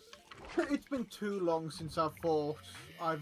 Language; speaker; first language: English; native; English